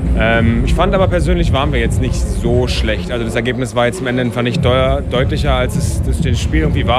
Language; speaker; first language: German; native; German